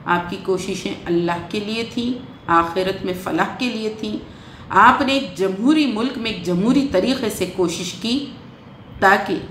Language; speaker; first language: Urdu; native; Urdu